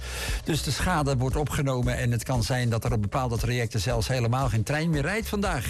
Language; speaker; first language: Dutch; native; Dutch